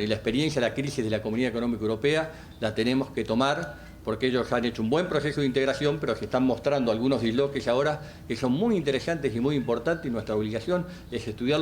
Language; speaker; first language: Spanish; native; Spanish